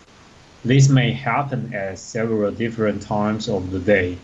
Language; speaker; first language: English; non-native, learner; Chinese